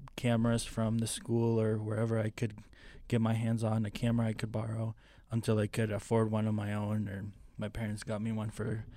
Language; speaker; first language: English; non-native, fluent; Spanish